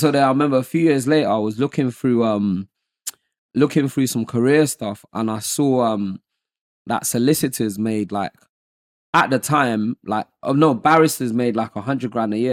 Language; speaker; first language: English; non-native, local second language; Yoruba